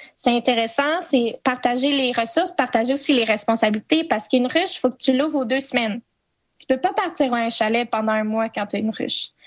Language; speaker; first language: French; native; French